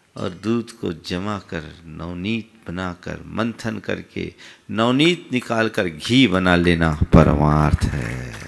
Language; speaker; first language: Hindi; native; Hindi